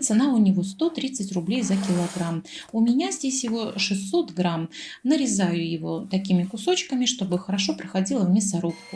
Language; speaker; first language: Russian; native; Russian